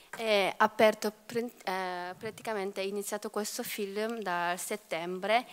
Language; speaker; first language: Italian; non-native, fluent; Korean